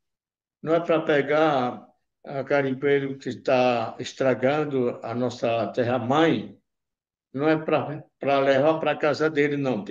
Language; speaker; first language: Portuguese; non-native, local second language; Yanomámi